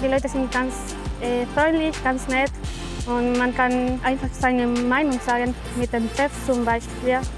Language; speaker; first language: German; non-native, fluent; Spanish